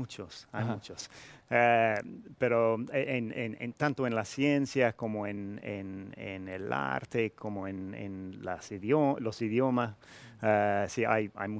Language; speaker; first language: Spanish; non-native, fluent; English